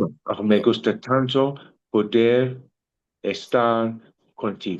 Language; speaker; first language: Spanish; non-native, learner; English